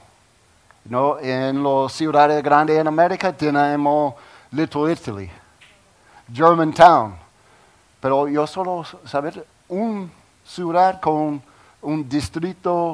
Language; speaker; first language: Spanish; non-native, learner; English